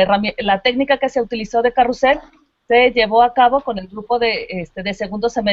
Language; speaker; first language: Spanish; native; Spanish